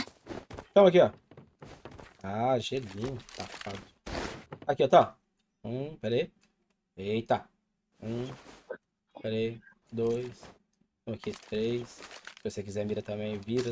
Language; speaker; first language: Portuguese; native; Portuguese